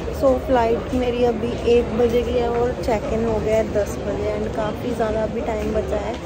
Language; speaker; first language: Hindi; non-native, local second language; Punjabi